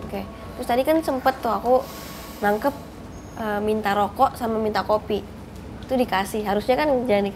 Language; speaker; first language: Indonesian; native; Indonesian